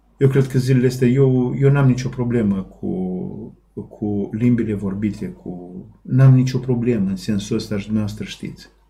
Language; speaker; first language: Romanian; native; Romanian